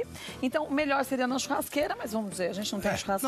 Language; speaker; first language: Portuguese; native; Portuguese